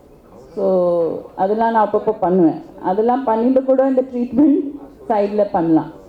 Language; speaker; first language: Tamil; non-native, local second language; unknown